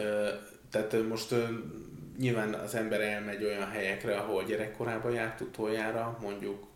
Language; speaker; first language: Hungarian; native; Hungarian